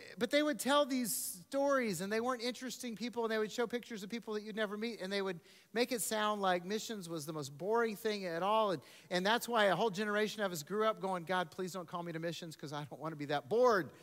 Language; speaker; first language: English; native; English